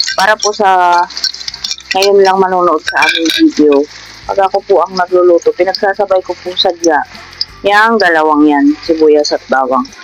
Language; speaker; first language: Filipino; non-native, local second language; Iloko